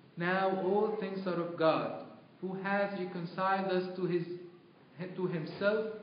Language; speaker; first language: English; non-native, fluent; Arabic